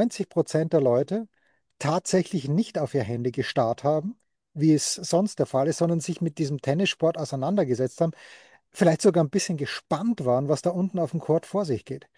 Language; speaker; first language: German; native; German